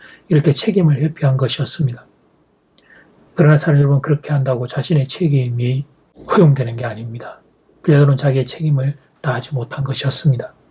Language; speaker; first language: Korean; native; Korean